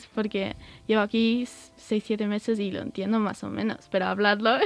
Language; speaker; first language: Spanish; early bilingual, heritage; English